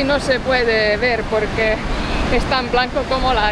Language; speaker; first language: Spanish; non-native, fluent; Estonian